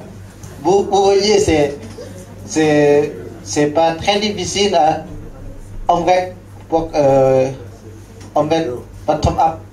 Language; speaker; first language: French; non-native, learner; Lao